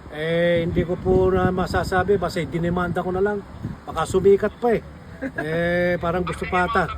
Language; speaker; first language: Filipino; non-native, local second language; Pampanga